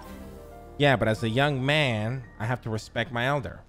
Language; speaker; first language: English; native; English